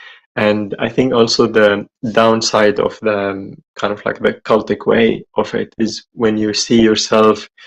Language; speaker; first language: English; non-native, fluent; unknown